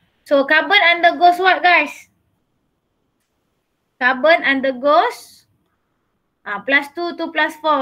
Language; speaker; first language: English; non-native, local second language; Malay